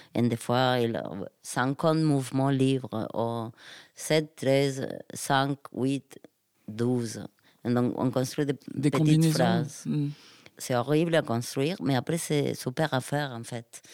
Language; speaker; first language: French; non-native, fluent; Spanish